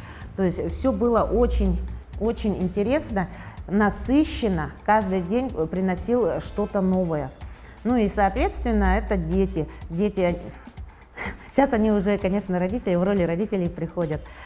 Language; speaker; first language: Russian; native; Russian